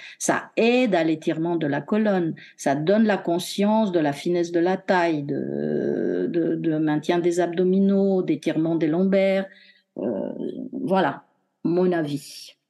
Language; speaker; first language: French; non-native, fluent; Romanian